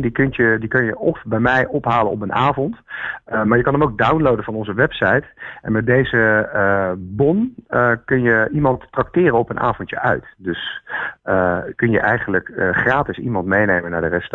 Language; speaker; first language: Dutch; native; Dutch